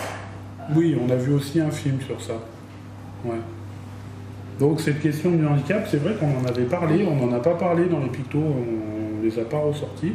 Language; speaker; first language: French; native; French